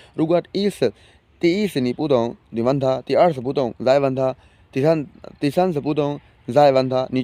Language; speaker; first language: Chinese; non-native, learner; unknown